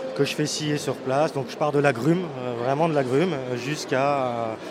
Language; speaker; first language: French; native; French